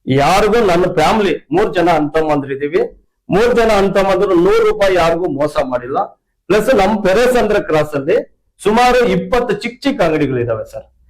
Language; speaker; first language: Kannada; native; Kannada